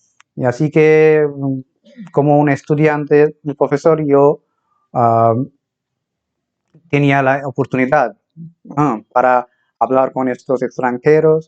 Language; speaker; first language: Spanish; non-native, fluent; Bangla